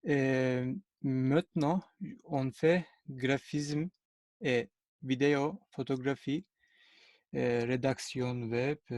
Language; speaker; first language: French; non-native, learner; Turkish